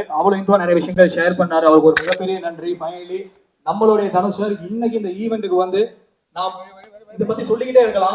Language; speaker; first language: Tamil; native; Tamil